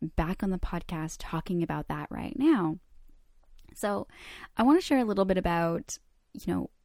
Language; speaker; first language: English; early bilingual, other home language; Croatian